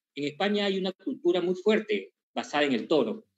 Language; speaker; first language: Spanish; native; Spanish